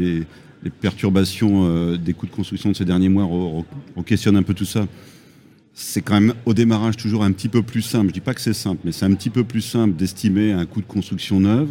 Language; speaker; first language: French; native; French